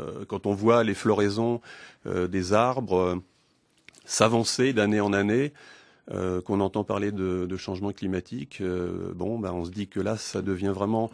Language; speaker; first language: French; native; French